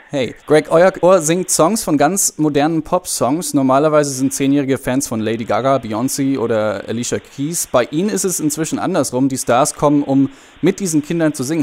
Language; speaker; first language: German; native; German